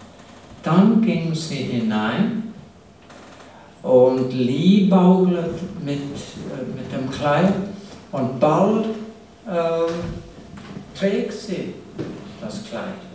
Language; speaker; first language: German; non-native, fluent; English